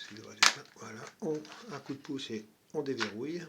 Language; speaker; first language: French; native; French